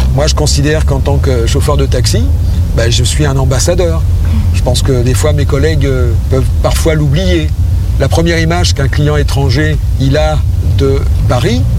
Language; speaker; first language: French; native; French